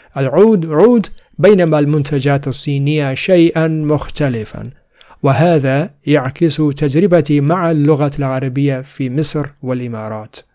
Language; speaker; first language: Arabic; non-native, fluent; Urdu